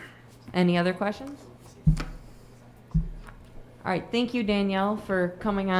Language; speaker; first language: English; native; English